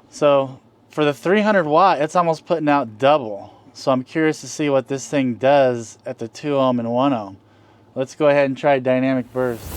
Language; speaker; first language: English; native; English